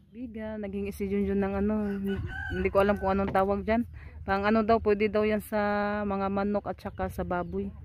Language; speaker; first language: Filipino; non-native, local second language; Cebuano